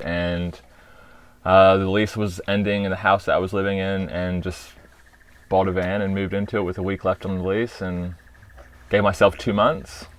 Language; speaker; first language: English; early bilingual, other home language; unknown